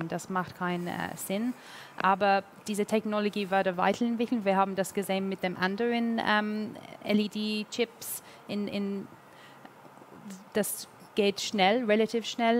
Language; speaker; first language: German; non-native, learner; English